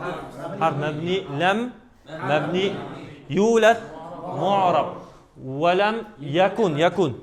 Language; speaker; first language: Arabic; non-native, fluent; Kazakh